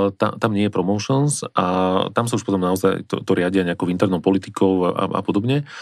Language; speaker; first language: Slovak; native; Slovak